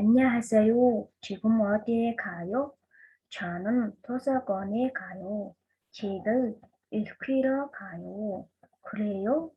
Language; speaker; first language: Korean; non-native, fluent; Mongolian